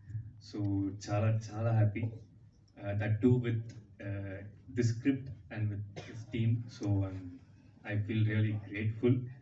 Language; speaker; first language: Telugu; non-native, fluent; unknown